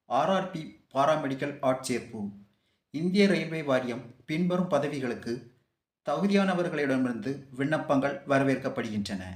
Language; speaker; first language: Tamil; native; Tamil